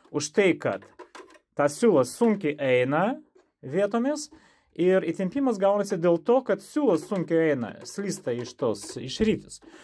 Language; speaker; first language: Lithuanian; non-native, local second language; Russian